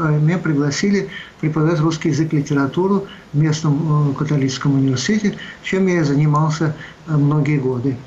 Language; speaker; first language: Russian; native; Russian